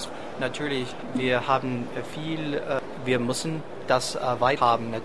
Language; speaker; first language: German; non-native, learner; English